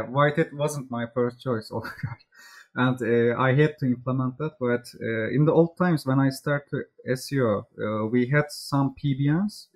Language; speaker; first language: English; non-native, fluent; Turkish